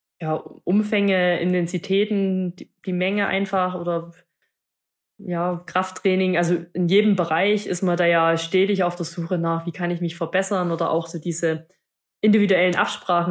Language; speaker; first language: German; native; German